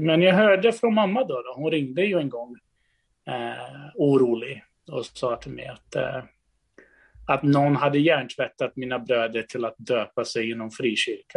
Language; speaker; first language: Swedish; non-native, fluent; Portuguese